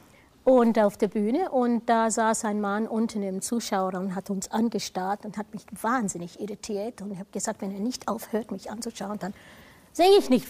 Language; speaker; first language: German; non-native, fluent; English